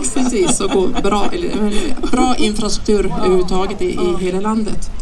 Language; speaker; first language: Swedish; native; Swedish